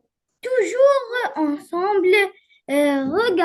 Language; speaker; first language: French; non-native, learner; Arabic